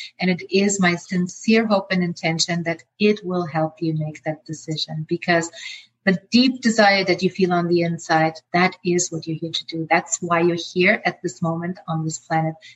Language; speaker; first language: English; non-native, fluent; German